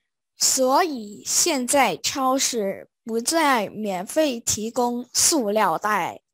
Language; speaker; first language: Chinese; non-native, fluent; Vietnamese